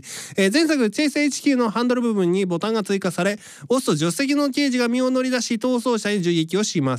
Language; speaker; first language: Japanese; native; Japanese